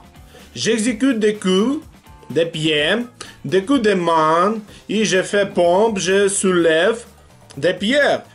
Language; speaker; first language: French; non-native, learner; Russian